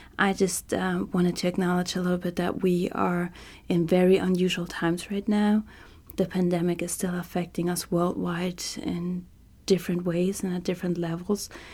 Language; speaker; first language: English; non-native, fluent; German